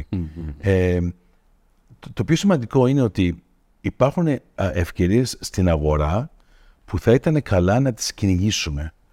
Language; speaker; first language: Greek; early bilingual, heritage; Greek